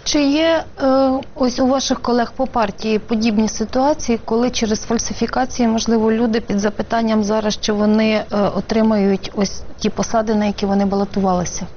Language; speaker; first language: Ukrainian; native; Ukrainian